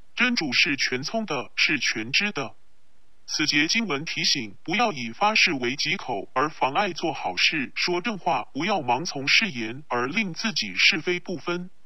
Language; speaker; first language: Chinese; non-native, local second language; Cantonese